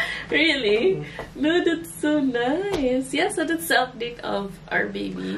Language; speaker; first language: English; non-native, local second language; Filipino